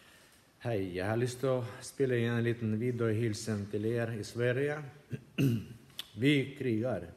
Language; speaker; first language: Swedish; non-native, fluent; Ukrainian